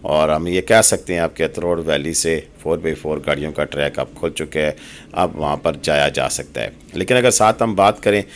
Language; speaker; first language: Urdu; non-native, local second language; Pahari-Potwari